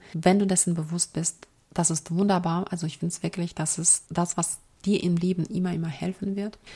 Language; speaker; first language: German; non-native, fluent; Ukrainian